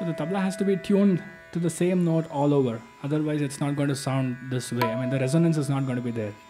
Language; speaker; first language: English; non-native, local second language; Kannada